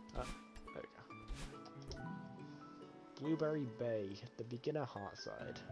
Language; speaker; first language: English; native; English